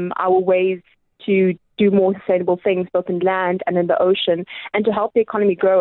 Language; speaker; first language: English; native; English